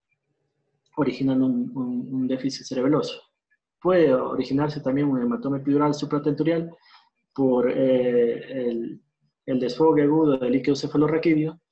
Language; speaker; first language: Spanish; native; Spanish